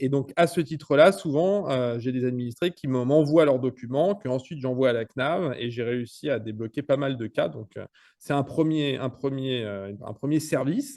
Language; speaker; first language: French; native; French